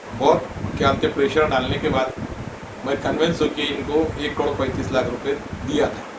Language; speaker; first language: Hindi; non-native, local second language; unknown